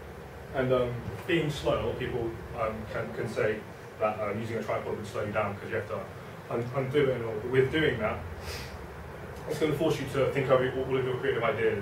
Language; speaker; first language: English; native; English